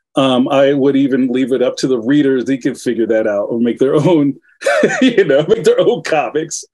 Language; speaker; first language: English; native; English